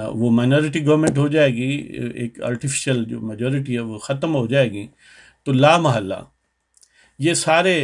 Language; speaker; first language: Urdu; native; Urdu